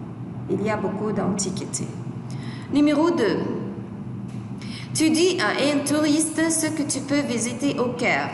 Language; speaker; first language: French; non-native, fluent; Arabic